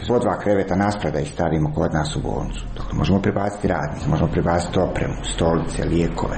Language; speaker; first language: Serbian; native; Serbian